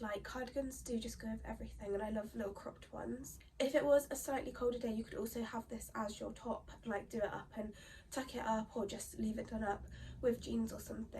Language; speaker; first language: English; native; English